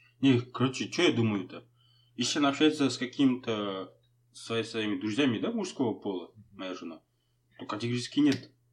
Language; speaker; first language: Russian; non-native, local second language; Kazakh